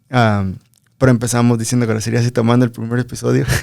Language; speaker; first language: Spanish; early bilingual, other home language; English